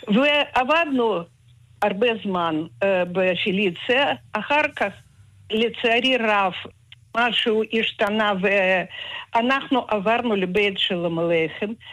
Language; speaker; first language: Hebrew; non-native, fluent; Russian